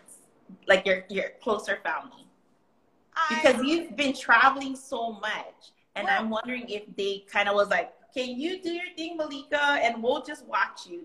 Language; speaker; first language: English; early bilingual, other home language; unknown